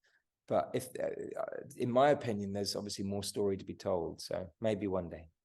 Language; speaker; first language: English; native; English